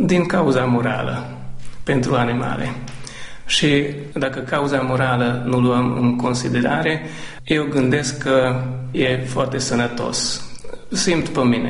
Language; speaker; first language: Romanian; non-native, local second language; Hungarian